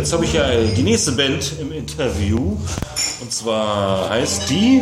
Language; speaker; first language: German; native; German